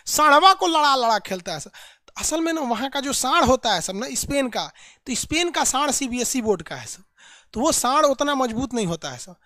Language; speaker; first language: Hindi; native; Hindi